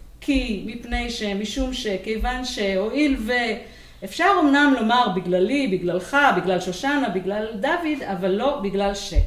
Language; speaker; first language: Hebrew; native; Hebrew